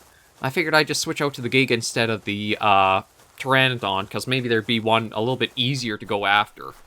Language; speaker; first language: English; native; English